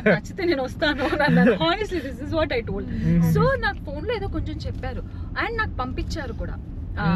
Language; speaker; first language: Telugu; native; Telugu